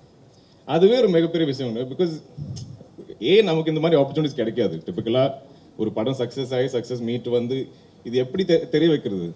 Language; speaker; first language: Tamil; non-native, fluent; Malayalam